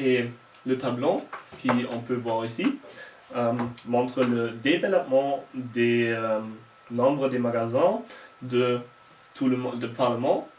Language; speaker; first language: French; non-native, learner; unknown